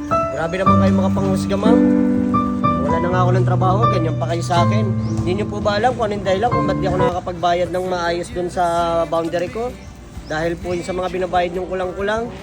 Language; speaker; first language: Filipino; native; Filipino